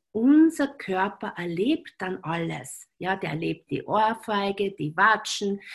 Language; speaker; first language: German; native; German